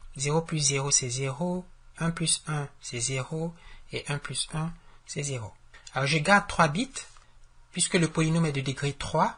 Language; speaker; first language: French; native; French